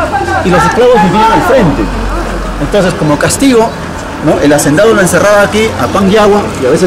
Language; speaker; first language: Spanish; native; Spanish